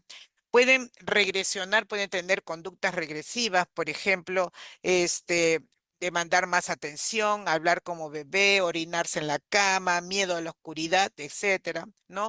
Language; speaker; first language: Spanish; native; Spanish